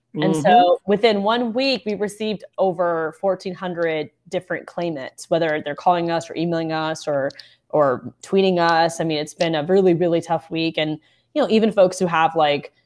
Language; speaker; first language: English; native; English